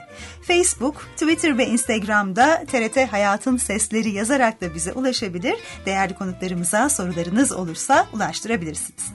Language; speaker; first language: Turkish; native; Turkish